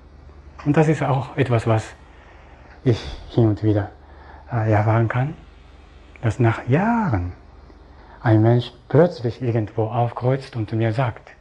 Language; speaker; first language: German; non-native, fluent; Japanese